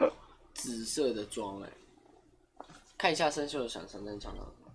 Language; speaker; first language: Chinese; native; Chinese